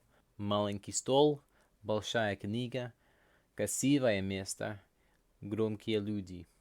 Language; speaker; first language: Russian; non-native, fluent; English